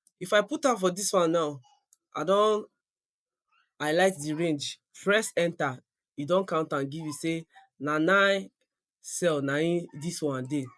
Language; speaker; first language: Nigerian Pidgin; non-native, local second language; Yoruba